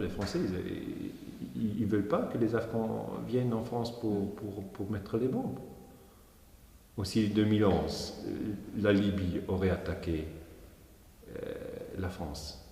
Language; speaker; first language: French; non-native, local second language; German